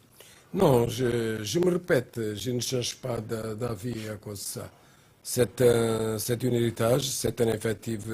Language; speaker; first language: French; non-native, learner; Portuguese